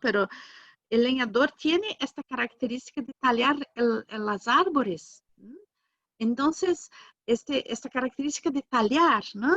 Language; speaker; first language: Spanish; non-native, learner; Portuguese